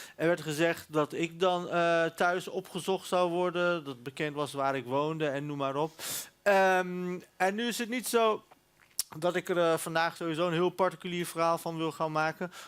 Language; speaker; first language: Dutch; early bilingual, other home language; Turkish